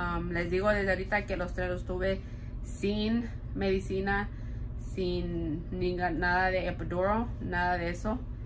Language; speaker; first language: Spanish; early bilingual, heritage; Spanish